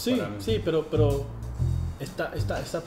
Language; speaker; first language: Spanish; non-native, fluent; English